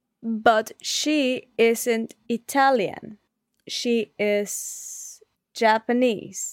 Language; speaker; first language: English; non-native, fluent; Spanish